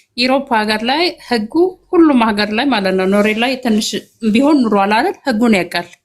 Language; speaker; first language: Amharic; native; Amharic